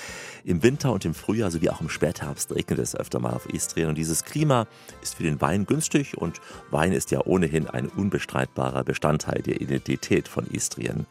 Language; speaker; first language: German; native; German